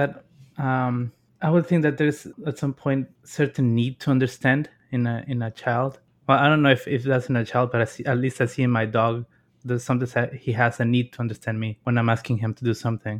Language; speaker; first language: English; non-native, fluent; Spanish